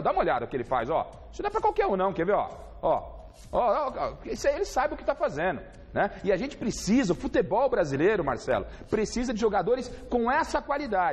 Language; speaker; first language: Portuguese; native; Portuguese